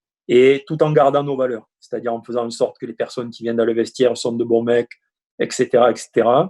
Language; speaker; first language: French; native; French